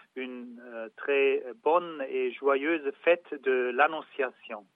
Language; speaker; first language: French; non-native, learner; German